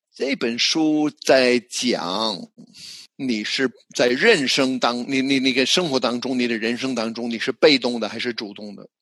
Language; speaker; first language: Chinese; non-native, fluent; English